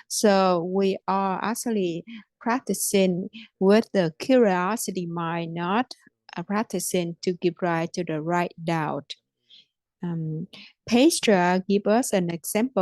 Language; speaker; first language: English; non-native, fluent; Vietnamese